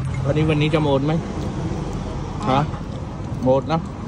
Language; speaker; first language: Thai; non-native, fluent; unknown